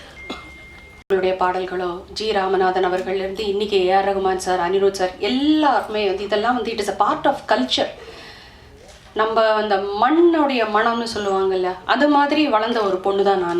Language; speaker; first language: Tamil; native; Tamil